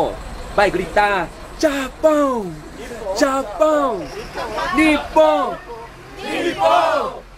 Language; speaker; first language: Portuguese; non-native, learner; Japanese